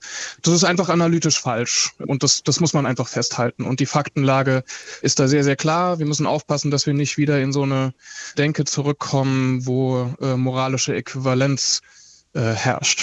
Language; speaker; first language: German; native; German